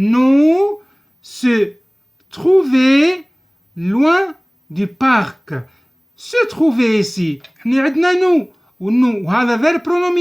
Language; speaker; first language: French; non-native, local second language; Arabic